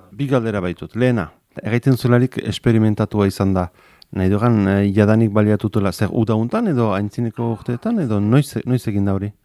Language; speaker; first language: Basque; native; Basque